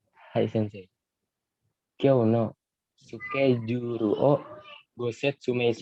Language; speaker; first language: Japanese; non-native, learner; Indonesian